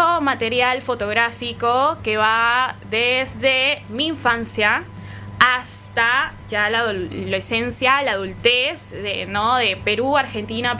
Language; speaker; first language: Spanish; native; Spanish